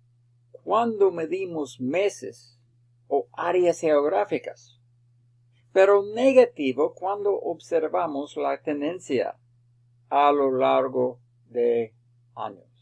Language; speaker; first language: Spanish; non-native, fluent; English